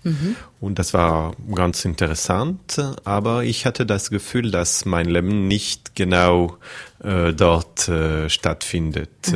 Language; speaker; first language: German; non-native, fluent; French